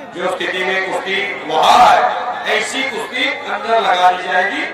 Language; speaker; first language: Hindi; non-native, local second language; Marathi